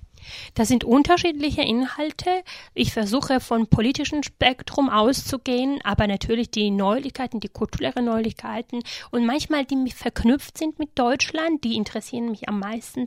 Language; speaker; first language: German; non-native, fluent; Georgian